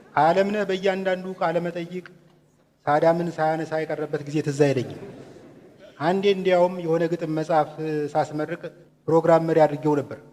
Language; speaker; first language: Amharic; native; Amharic